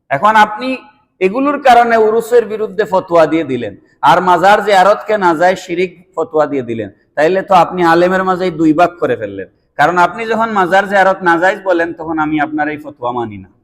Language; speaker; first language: Bangla; native; Bangla